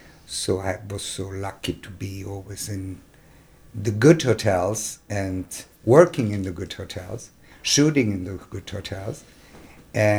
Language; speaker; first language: English; non-native, fluent; German